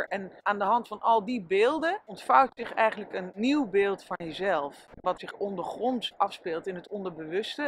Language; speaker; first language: Dutch; native; Dutch